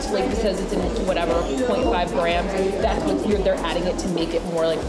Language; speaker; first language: English; native; English